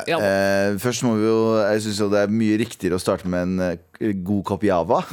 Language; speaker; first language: Norwegian; early bilingual, other home language; Kurdish